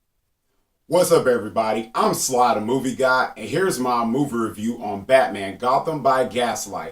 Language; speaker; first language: English; native; English